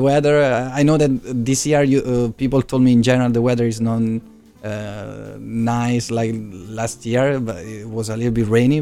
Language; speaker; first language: English; non-native, fluent; Italian